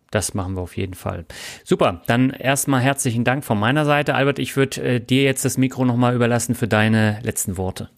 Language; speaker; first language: German; native; German